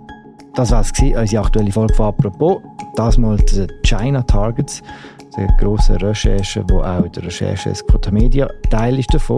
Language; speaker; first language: German; native; German